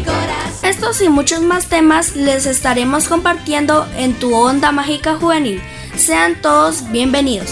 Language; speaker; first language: Spanish; native; Spanish